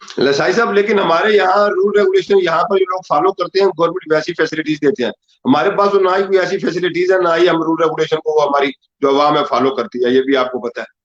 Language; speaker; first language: Urdu; native; Urdu